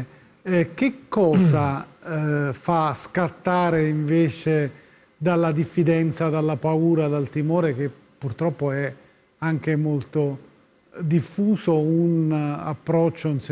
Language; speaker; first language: Italian; native; Italian